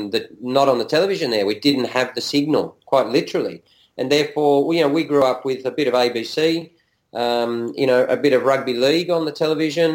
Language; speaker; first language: English; native; English